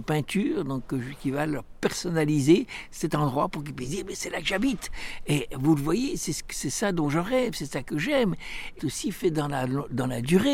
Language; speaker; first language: French; native; French